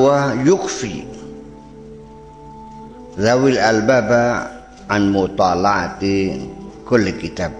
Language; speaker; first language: Arabic; non-native, fluent; Javanese